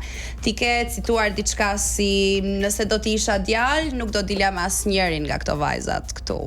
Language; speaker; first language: Albanian; native; Albanian